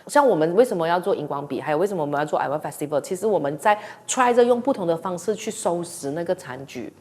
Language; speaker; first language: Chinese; native; Chinese